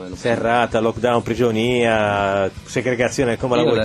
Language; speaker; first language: Italian; native; Italian